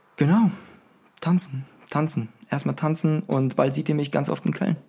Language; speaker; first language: German; native; German